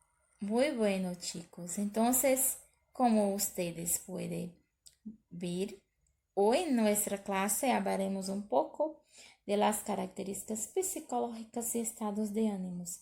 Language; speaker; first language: Spanish; non-native, learner; Portuguese